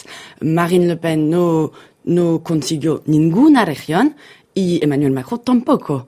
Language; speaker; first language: Spanish; non-native, fluent; French